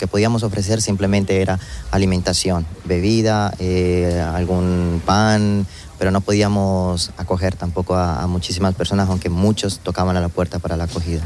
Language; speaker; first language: Spanish; native; Spanish